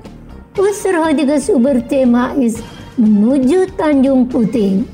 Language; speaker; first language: German; non-native, fluent; Indonesian